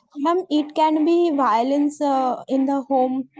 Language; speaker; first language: English; non-native, learner; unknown